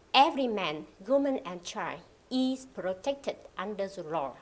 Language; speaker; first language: English; non-native, fluent; Vietnamese